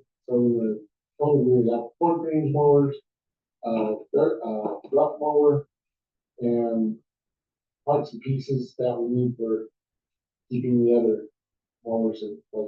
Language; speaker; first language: English; native; English